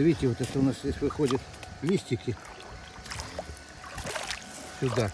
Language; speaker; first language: Russian; native; Russian